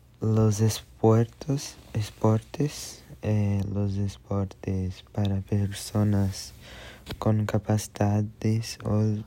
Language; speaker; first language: Spanish; non-native, learner; Portuguese